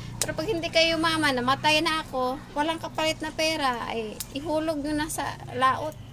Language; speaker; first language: Filipino; non-native, local second language; Hiligaynon